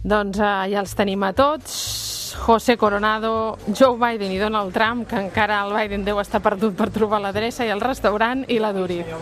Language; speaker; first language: Catalan; native; Catalan